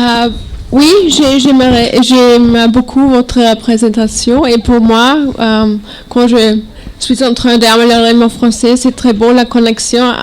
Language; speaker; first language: French; non-native, learner; German